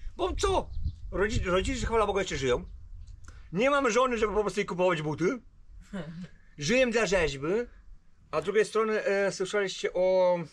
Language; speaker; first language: Polish; early bilingual, heritage; Polish